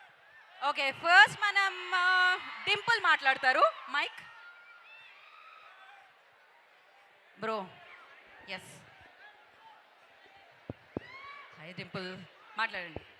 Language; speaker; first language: Telugu; native; Telugu